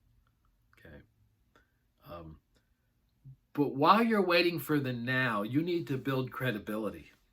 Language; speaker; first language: English; native; English